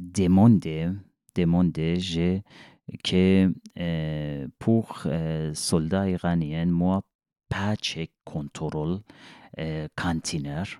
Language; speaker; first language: French; non-native, learner; Persian